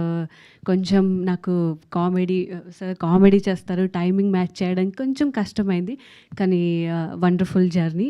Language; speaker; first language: Telugu; non-native, learner; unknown